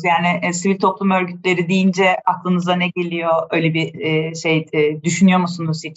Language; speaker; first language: Turkish; native; Turkish